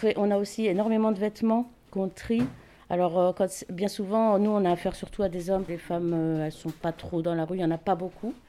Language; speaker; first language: French; native; French